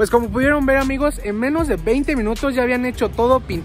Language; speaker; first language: Spanish; native; Spanish